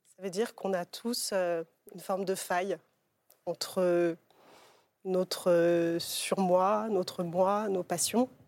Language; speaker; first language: French; native; French